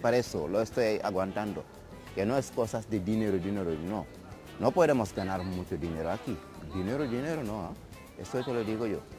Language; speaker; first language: Spanish; non-native, learner; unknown